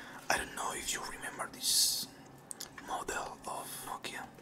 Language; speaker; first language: English; non-native, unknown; Spanish